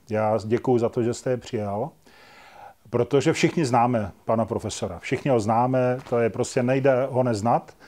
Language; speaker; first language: Czech; native; Czech